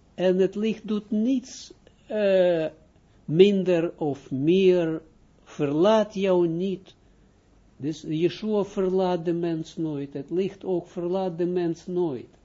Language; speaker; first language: Dutch; non-native, fluent; Hebrew